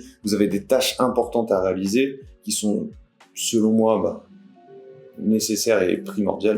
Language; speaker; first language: French; native; French